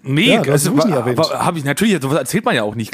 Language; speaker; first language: German; native; German